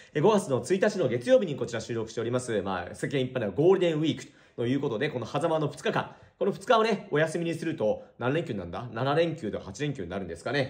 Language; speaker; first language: Japanese; native; Japanese